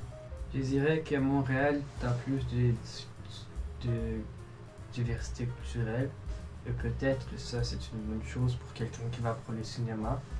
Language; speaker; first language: French; non-native, fluent; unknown